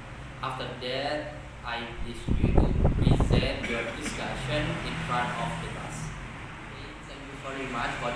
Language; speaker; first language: English; non-native, learner; Indonesian